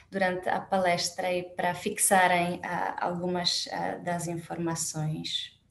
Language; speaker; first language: Portuguese; non-native, fluent; Czech